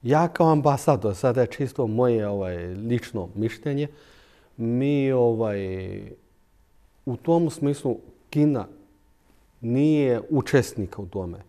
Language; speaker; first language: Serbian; non-native, fluent; Chinese